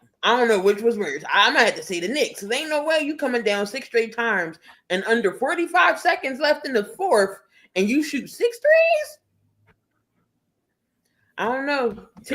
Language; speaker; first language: English; native; English